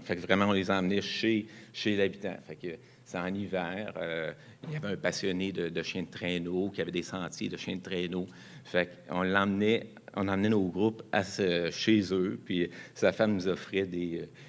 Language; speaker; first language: French; native; French